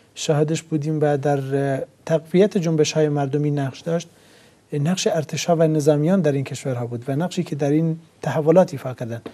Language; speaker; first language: Persian; non-native, local second language; Central Kurdish